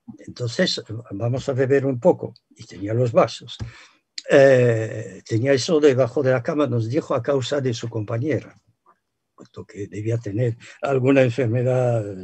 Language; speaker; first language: Spanish; non-native, fluent; French